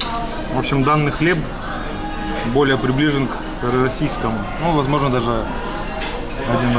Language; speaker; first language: Russian; native; Russian